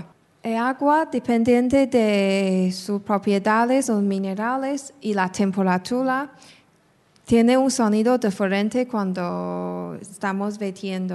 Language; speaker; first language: Spanish; non-native, fluent; Chinese